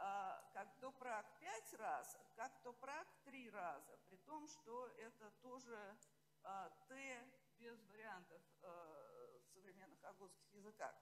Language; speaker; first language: Russian; native; Russian